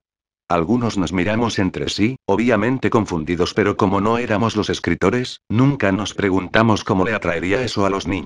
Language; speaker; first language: Spanish; native; Spanish